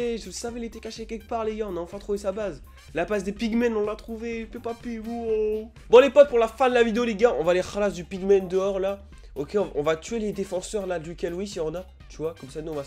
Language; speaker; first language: French; native; French